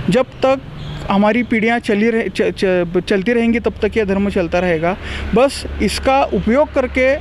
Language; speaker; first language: Hindi; non-native, local second language; Marathi